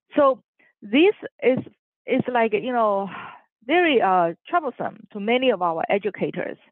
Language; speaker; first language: English; non-native, fluent; Chinese